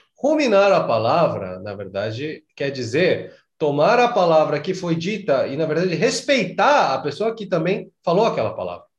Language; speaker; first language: Portuguese; non-native, fluent; Korean